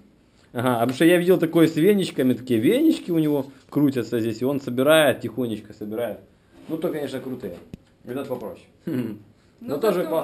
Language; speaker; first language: Russian; native; Russian